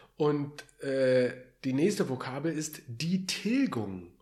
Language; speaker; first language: German; native; German